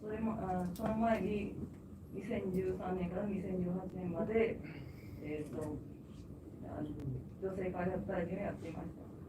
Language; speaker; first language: Japanese; non-native, fluent; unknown